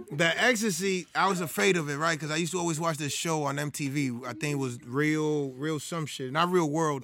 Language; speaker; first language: English; early bilingual, other home language; Spanish